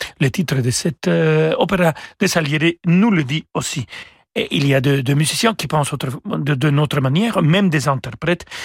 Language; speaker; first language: French; non-native, fluent; Spanish